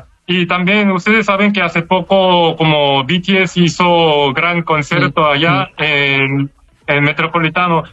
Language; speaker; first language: Spanish; non-native, learner; Korean